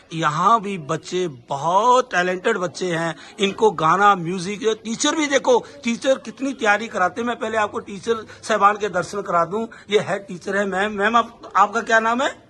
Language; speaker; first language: Hindi; non-native, local second language; Punjabi